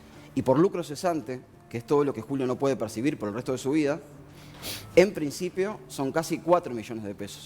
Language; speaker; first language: Spanish; native; Spanish